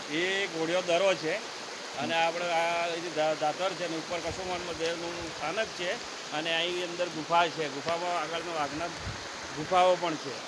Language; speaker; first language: Gujarati; non-native, local second language; Bhili